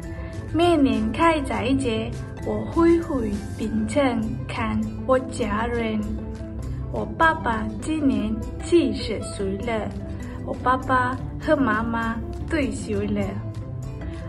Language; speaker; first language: Chinese; non-native, learner; Malay